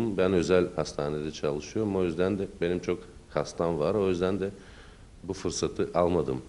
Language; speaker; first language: Turkish; early bilingual, heritage; Turkish